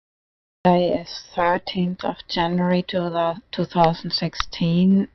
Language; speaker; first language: English; non-native, learner; German